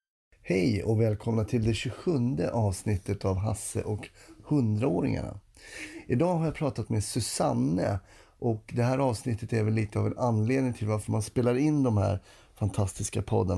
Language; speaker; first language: Swedish; native; Swedish